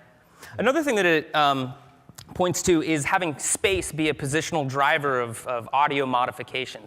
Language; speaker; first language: English; native; English